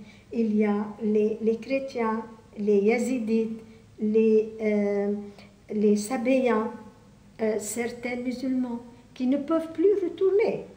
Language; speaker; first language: French; non-native, local second language; Arabic